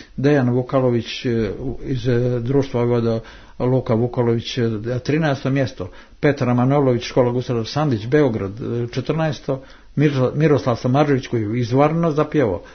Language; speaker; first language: Serbian; native; Serbian